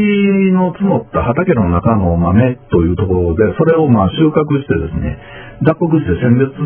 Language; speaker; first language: Japanese; native; Japanese